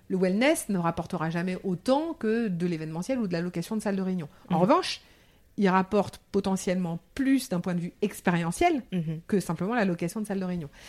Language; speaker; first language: French; early bilingual, heritage; French